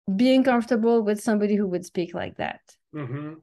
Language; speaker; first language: English; non-native, fluent; French